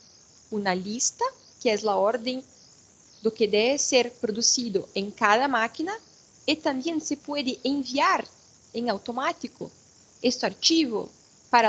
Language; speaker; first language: Spanish; non-native, fluent; Portuguese